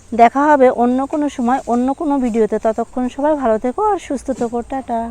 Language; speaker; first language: Bangla; native; Bangla